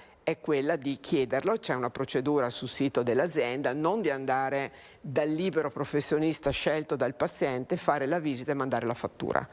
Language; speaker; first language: Italian; native; Italian